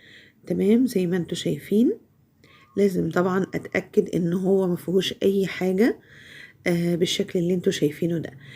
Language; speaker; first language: Arabic; native; Arabic